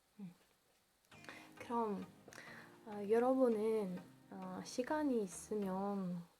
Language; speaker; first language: Korean; non-native, learner; Polish